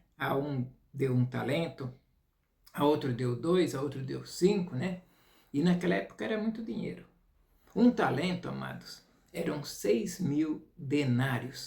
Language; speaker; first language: Portuguese; native; Portuguese